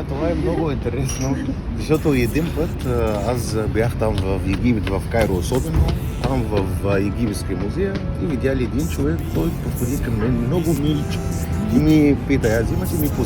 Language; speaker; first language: Bulgarian; non-native, learner; Arabic